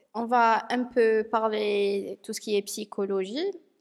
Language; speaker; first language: French; non-native, local second language; Arabic